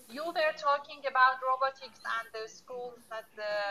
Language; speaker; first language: English; non-native, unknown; Persian